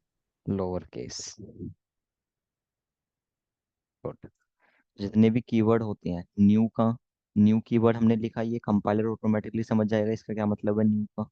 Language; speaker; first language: Hindi; native; Hindi